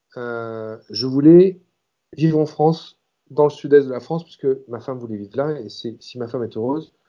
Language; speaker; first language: French; native; French